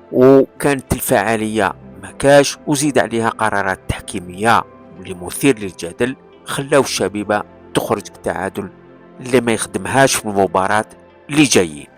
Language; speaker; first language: Arabic; non-native, local second language; Kabyle